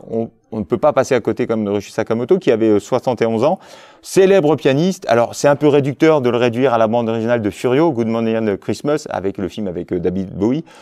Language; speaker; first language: French; native; French